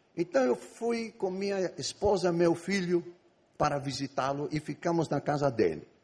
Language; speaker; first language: Portuguese; non-native, fluent; Arabic